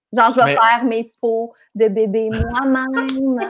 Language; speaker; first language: French; native; French